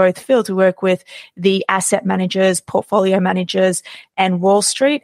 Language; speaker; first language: English; native; English